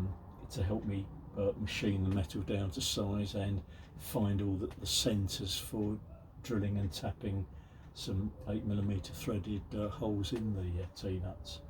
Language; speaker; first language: English; native; English